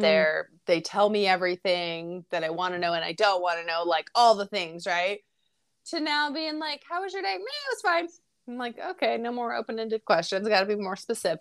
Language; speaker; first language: English; native; English